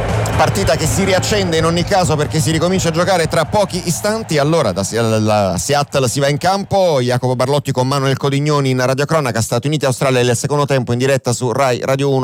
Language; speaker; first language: Italian; native; Italian